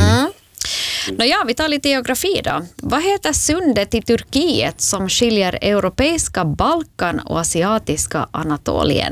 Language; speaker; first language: Swedish; native; Swedish